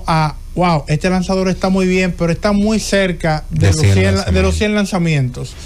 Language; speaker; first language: Spanish; native; Spanish